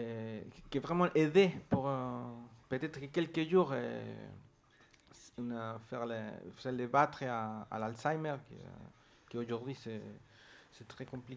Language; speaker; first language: French; non-native, learner; Spanish